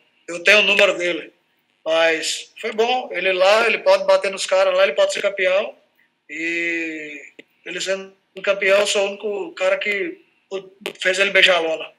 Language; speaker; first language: Portuguese; native; Portuguese